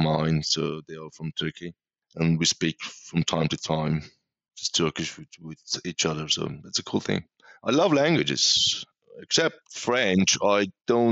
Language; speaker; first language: English; non-native, fluent; Persian